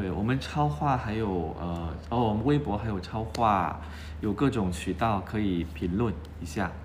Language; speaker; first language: Chinese; non-native, fluent; Thai